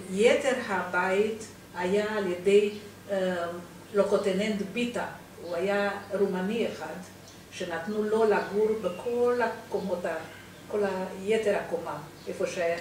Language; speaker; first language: Hebrew; non-native, fluent; Romanian